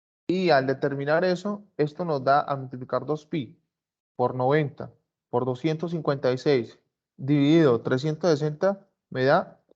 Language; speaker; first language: Spanish; native; Spanish